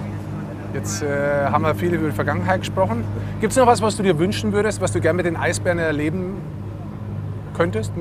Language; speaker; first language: German; native; German